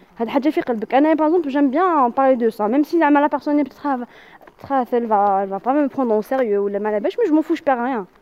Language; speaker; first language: French; non-native, local second language; Arabic